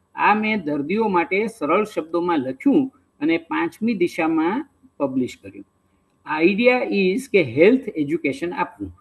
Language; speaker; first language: Gujarati; native; Gujarati